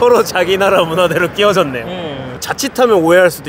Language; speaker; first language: Korean; native; Korean